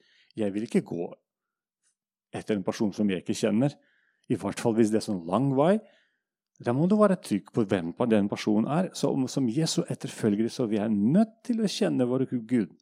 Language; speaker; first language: Norwegian; non-native, fluent; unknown